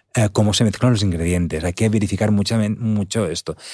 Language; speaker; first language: Spanish; native; Spanish